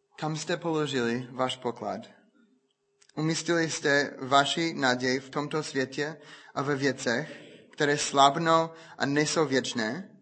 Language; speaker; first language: Czech; non-native, fluent; English